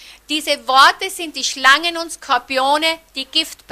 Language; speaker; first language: German; native; German